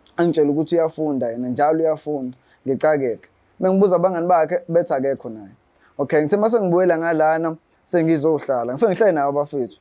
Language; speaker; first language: Zulu; native; Zulu